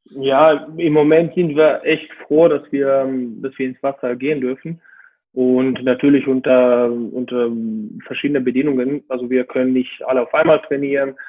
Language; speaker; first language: German; non-native, fluent; Serbian